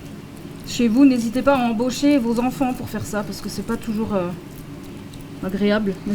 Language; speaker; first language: French; native; French